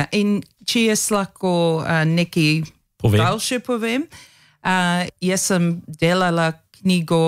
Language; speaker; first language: Slovenian; early bilingual, heritage; Slovenian